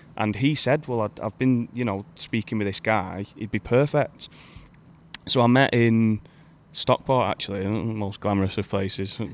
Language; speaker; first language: English; native; English